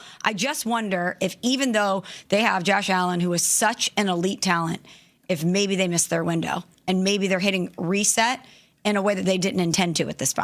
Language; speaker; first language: English; native; English